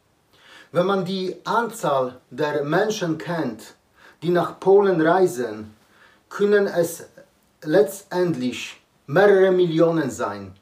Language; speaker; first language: German; non-native, learner; Polish